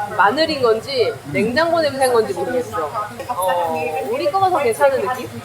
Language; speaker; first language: Korean; native; Korean